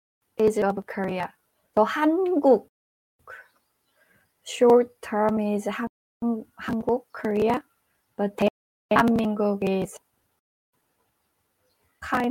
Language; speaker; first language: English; non-native, fluent; Korean